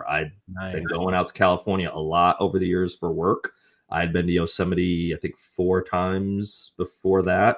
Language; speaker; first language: English; native; English